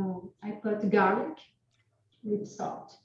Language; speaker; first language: English; non-native, learner; Portuguese